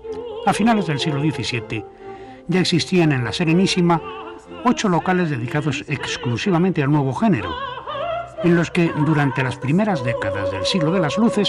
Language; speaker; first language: Spanish; native; Spanish